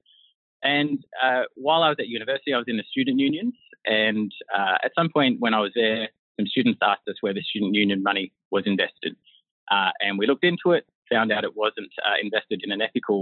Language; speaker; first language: English; native; English